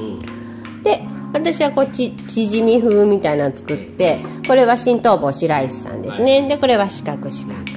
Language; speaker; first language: Japanese; native; Japanese